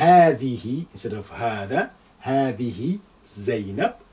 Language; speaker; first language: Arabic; non-native, fluent; English